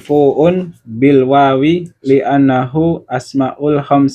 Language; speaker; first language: Arabic; non-native, learner; Indonesian